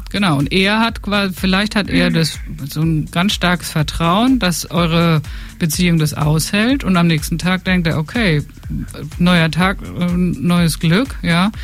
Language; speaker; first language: German; native; German